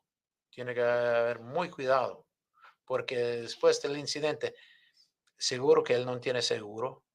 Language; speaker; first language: Spanish; non-native, fluent; English